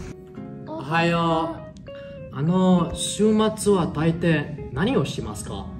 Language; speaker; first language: Japanese; non-native, learner; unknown